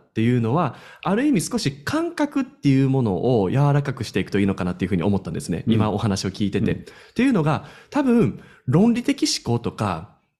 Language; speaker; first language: Japanese; native; Japanese